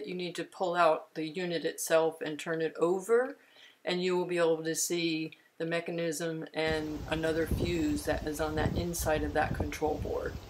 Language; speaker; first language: English; native; English